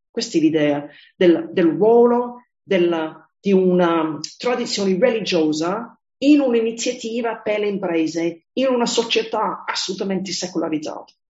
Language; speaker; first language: Italian; non-native, fluent; English